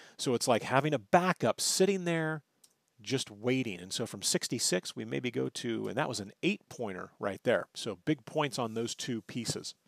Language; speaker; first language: English; native; English